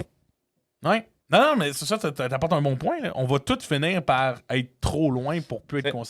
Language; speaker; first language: French; native; French